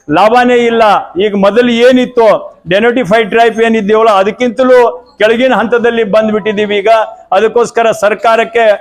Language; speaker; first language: Kannada; non-native, local second language; Lambadi